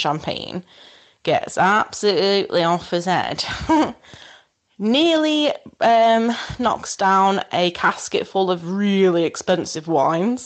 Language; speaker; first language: English; native; English